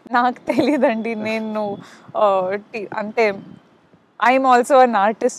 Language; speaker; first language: Telugu; non-native, local second language; Kannada